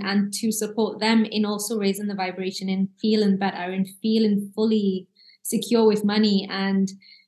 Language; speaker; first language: English; early bilingual, other home language; Arabic